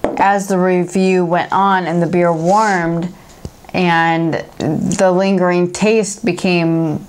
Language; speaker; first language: English; native; English